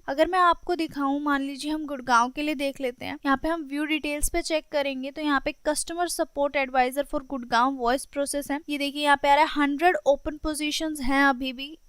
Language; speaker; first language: Hindi; native; Hindi